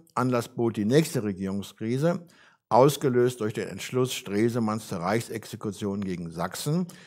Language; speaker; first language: German; native; German